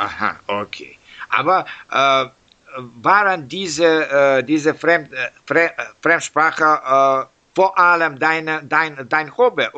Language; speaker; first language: German; non-native, learner; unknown